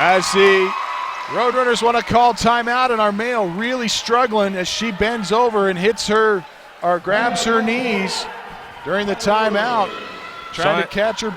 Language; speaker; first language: English; native; English